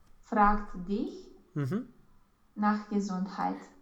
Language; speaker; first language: German; non-native, learner; Romanian